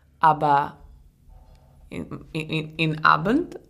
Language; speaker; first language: German; non-native, learner; English